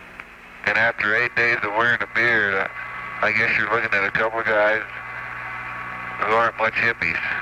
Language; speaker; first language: English; native; English